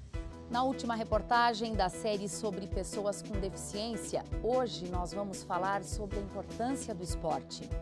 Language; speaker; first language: Portuguese; native; Portuguese